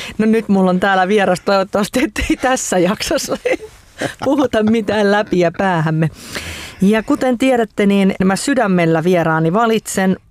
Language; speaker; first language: Finnish; native; Finnish